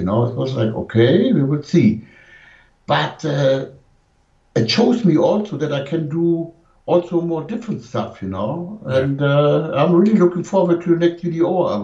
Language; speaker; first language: English; non-native, fluent; German